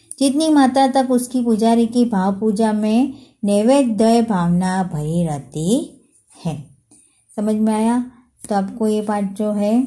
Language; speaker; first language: Hindi; non-native, local second language; Gujarati